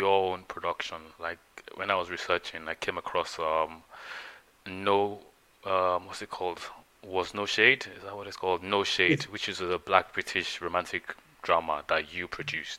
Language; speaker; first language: English; non-native, local second language; Yoruba